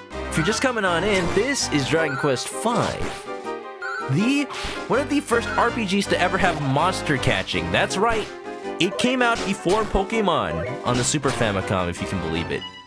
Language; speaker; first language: English; native; English